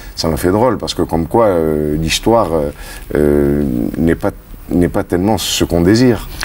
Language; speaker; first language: French; native; French